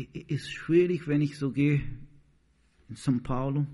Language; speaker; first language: German; non-native, learner; Portuguese